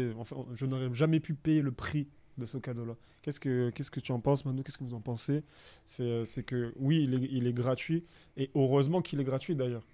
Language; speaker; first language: French; native; French